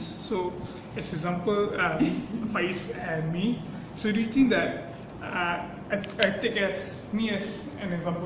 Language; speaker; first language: English; non-native, local second language; Malay